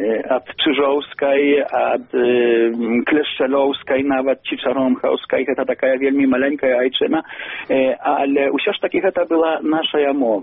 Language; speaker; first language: Belarusian; non-native, local second language; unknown